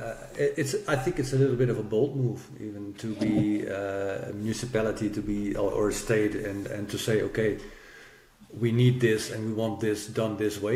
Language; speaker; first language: English; non-native, fluent; Dutch